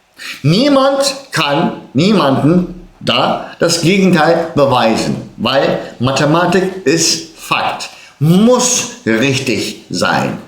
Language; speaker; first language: German; early bilingual, other home language; Turkish